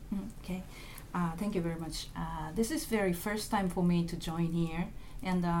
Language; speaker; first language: English; non-native, learner; Japanese